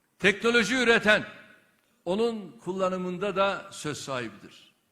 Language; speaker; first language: Turkish; native; Turkish